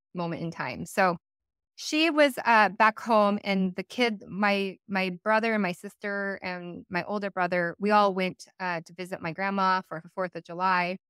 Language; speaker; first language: English; native; English